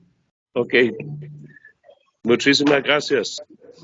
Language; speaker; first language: Spanish; non-native, learner; German